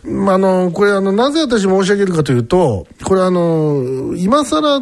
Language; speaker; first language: Japanese; native; Japanese